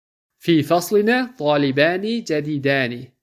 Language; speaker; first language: Arabic; non-native, fluent; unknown